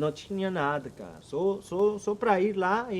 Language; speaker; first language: Portuguese; non-native, learner; Spanish